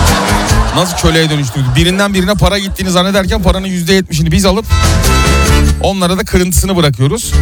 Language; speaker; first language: Turkish; native; Turkish